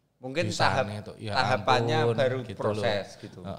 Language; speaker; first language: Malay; non-native, local second language; Javanese